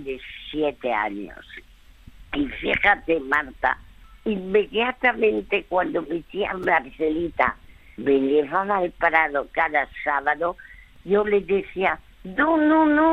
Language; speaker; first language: Spanish; early bilingual, other home language; French